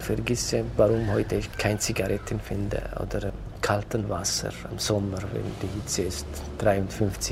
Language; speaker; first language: German; non-native, fluent; Kurdish